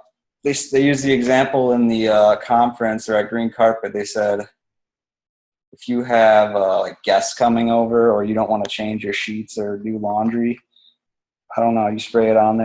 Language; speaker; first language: English; native; English